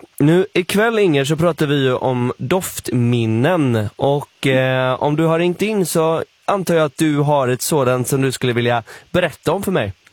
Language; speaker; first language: Swedish; native; Swedish